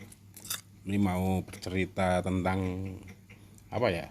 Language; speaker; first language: Indonesian; native; Indonesian